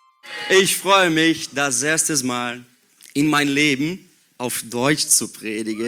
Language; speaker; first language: German; non-native, learner; Portuguese